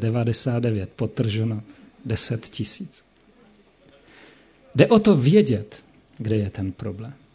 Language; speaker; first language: Czech; native; Czech